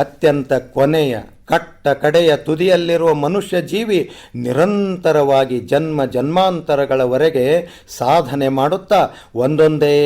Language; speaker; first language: Kannada; native; Kannada